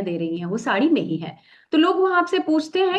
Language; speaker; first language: Hindi; native; Hindi